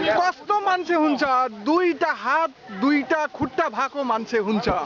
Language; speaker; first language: Nepali; non-native, local second language; Bangla